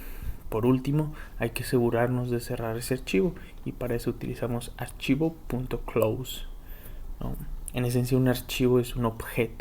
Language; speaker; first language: Spanish; native; Spanish